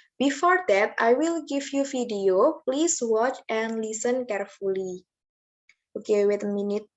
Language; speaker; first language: English; non-native, learner; Indonesian